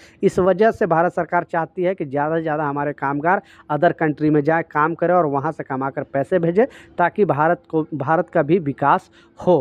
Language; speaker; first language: Hindi; native; Hindi